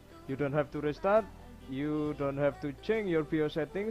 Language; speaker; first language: English; non-native, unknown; Indonesian